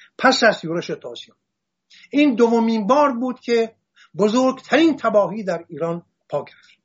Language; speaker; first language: Persian; non-native, local second language; Assyrian Neo-Aramaic